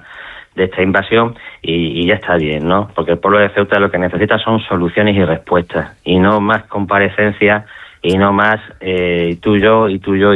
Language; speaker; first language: Spanish; native; Spanish